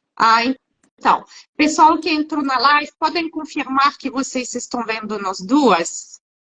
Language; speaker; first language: Portuguese; non-native, fluent; French